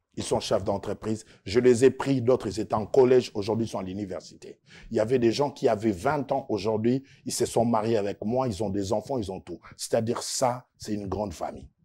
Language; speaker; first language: French; non-native, local second language; Lingala